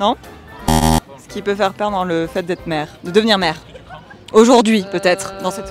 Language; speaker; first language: French; native; French